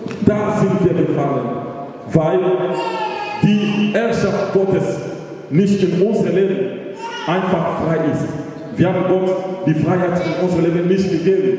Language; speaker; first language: German; non-native, learner; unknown